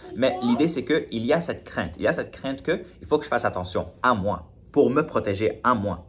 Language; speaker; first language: French; native; French